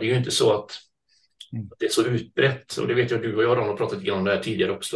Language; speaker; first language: Swedish; native; Swedish